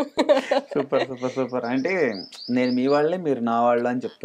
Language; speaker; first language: Telugu; native; Telugu